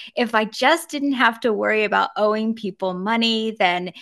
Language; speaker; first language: English; native; English